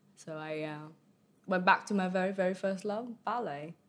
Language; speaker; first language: English; early bilingual, other home language; Vietnamese